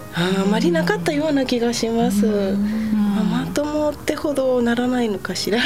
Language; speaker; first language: Japanese; non-native, fluent; Spanish